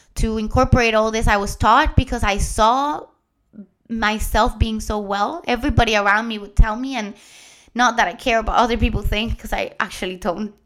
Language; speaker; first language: English; non-native, fluent; Spanish